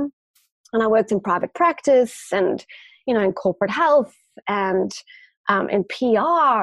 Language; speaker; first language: English; native; English